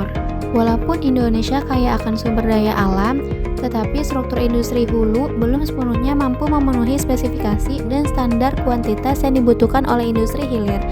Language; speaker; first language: Indonesian; native; Indonesian